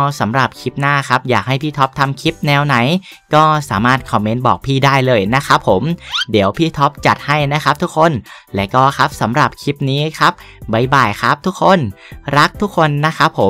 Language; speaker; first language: Thai; native; Thai